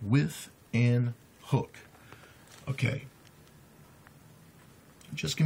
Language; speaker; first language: English; native; English